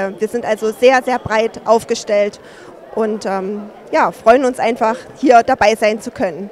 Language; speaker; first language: German; native; German